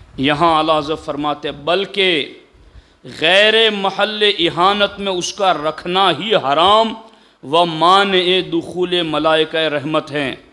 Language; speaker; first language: Urdu; non-native, local second language; Gujarati